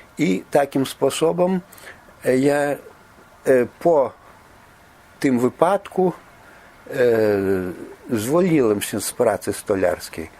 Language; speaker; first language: Polish; non-native, fluent; Belarusian